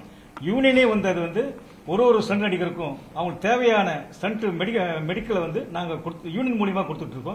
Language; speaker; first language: Tamil; native; Tamil